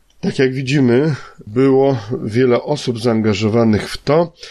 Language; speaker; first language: Polish; native; Polish